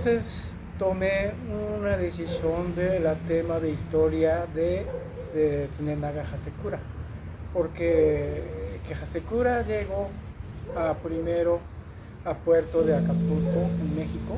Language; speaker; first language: Spanish; non-native, learner; Japanese